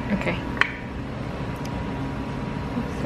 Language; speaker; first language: English; non-native, fluent; Indonesian